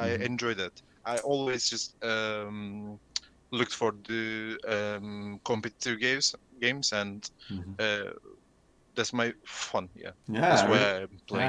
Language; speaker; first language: English; non-native, learner; Turkish